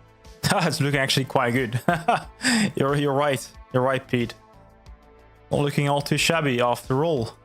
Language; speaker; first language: English; non-native, fluent; Dutch